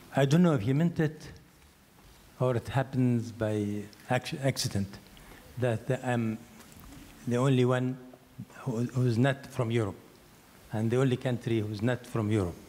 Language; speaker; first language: English; non-native, fluent; Arabic